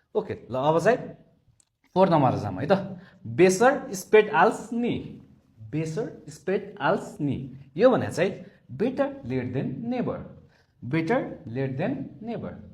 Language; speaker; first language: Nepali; native; Nepali